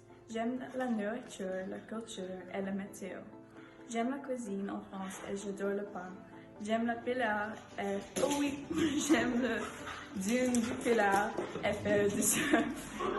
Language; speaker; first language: French; non-native, learner; English